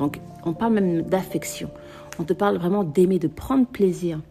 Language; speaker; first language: French; native; French